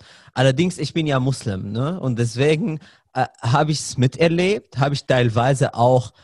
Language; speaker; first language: German; non-native, fluent; Arabic